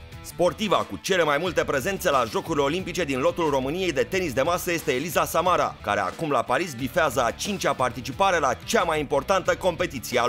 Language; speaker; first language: Romanian; native; Romanian